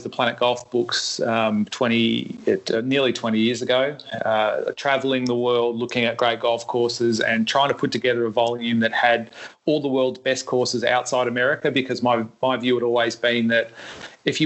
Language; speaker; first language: English; native; English